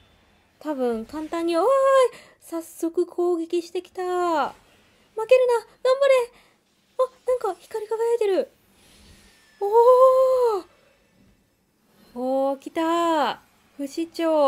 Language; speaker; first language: Japanese; native; Japanese